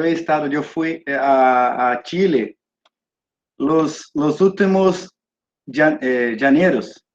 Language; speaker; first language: Spanish; non-native, learner; Portuguese